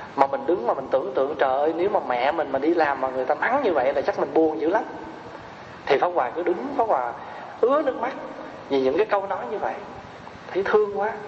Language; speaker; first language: Vietnamese; native; Vietnamese